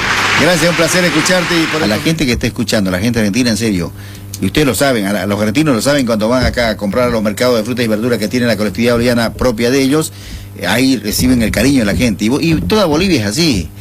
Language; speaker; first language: Spanish; native; Spanish